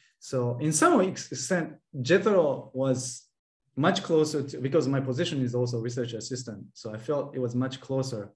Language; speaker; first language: English; non-native, fluent; Japanese